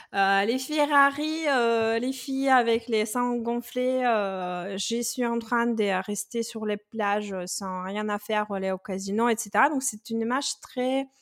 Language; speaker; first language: French; non-native, fluent; Russian